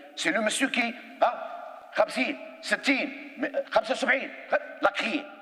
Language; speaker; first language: French; non-native, local second language; Arabic